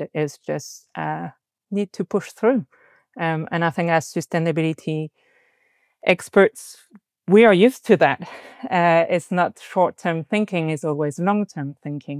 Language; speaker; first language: English; non-native, fluent; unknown